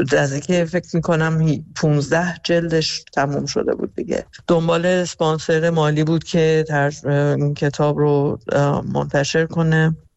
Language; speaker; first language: Persian; native; Persian